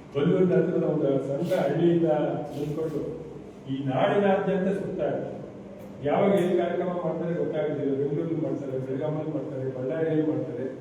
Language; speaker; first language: Kannada; native; Kannada